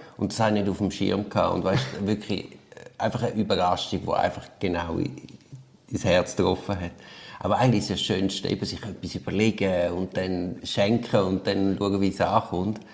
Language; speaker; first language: German; native; German